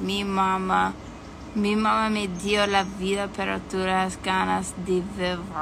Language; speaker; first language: Spanish; non-native, learner; English